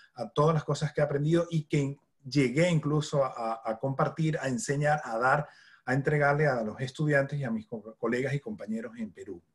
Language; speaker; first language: Spanish; native; Spanish